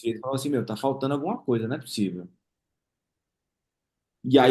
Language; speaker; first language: Portuguese; native; Portuguese